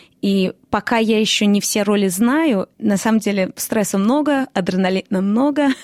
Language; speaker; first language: Russian; early bilingual, heritage; Russian